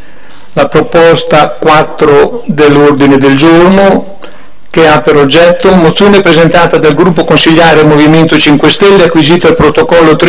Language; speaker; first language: Italian; native; Italian